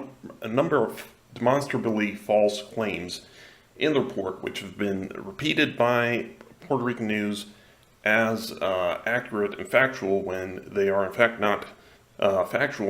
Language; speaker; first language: English; non-native, local second language; Spanish